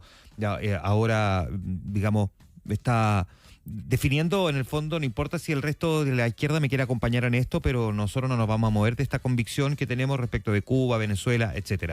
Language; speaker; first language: Spanish; native; Spanish